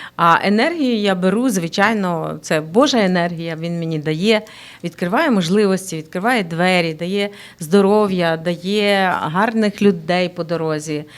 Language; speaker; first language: Ukrainian; native; Ukrainian